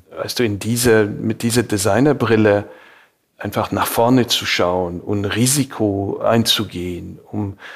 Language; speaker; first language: German; non-native, fluent; English